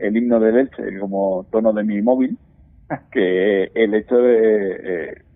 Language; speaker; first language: Spanish; native; Spanish